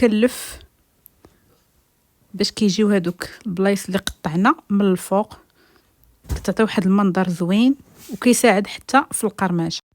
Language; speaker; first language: Arabic; native; Arabic